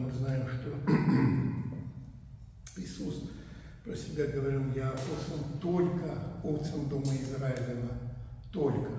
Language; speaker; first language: Russian; native; Russian